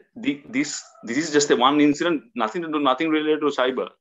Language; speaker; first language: English; non-native, local second language; Sinhala